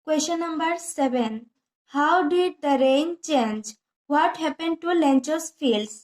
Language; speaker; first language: English; non-native, local second language; Assamese